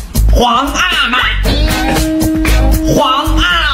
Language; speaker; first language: Chinese; native; Chinese